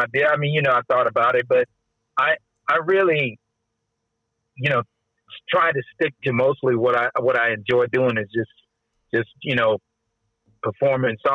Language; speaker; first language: English; native; English